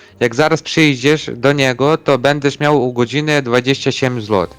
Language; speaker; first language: Polish; non-native, learner; Ukrainian